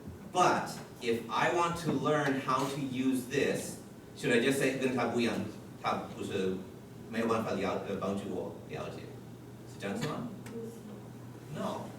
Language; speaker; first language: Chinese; non-native, fluent; English